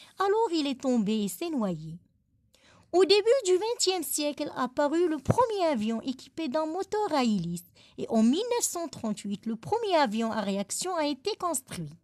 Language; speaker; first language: French; non-native, local second language; Arabic